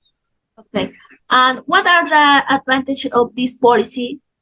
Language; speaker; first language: English; non-native, learner; Spanish